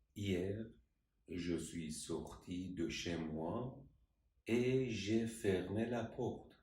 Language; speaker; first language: French; non-native, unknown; Persian